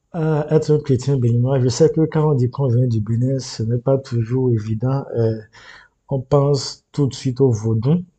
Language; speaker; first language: French; non-native, local second language; Yoruba